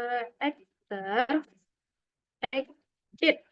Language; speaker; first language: English; non-native, learner; Indonesian